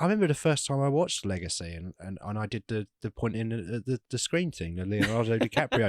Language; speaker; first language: English; native; English